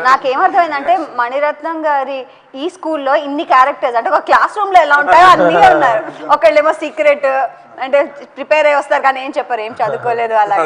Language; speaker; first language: Telugu; native; Telugu